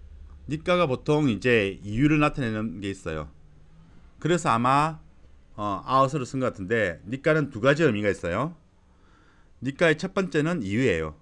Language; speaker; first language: Korean; native; Korean